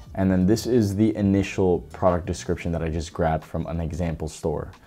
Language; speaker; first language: English; native; English